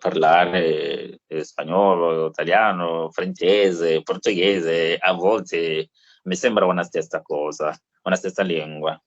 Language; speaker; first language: Italian; non-native, learner; English